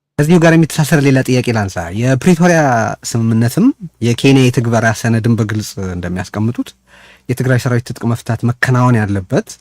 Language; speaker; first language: Amharic; native; Amharic